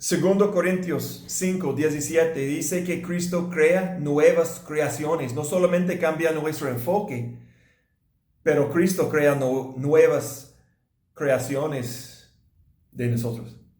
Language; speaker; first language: Spanish; non-native, learner; English